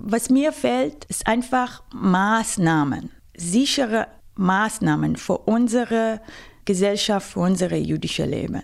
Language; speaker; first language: German; non-native, fluent; Hebrew